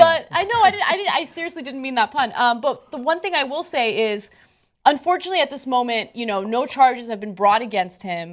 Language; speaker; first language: English; native; English